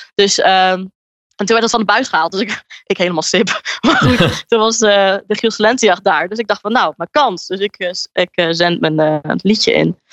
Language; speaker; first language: Dutch; native; Dutch